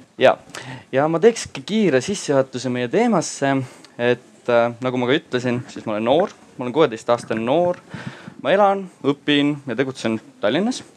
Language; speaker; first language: Estonian; non-native, local second language; Russian